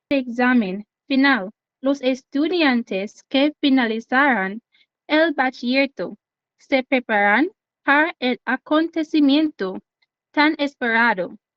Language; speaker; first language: Spanish; non-native, learner; English